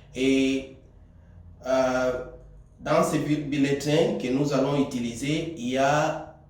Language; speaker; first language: French; non-native, local second language; Swahili